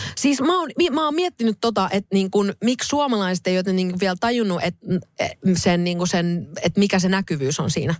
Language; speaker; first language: Finnish; native; Finnish